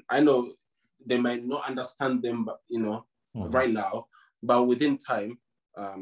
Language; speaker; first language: English; non-native, local second language; Ganda